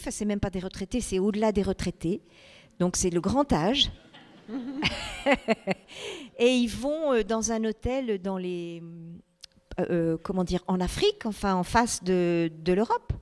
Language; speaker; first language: French; native; French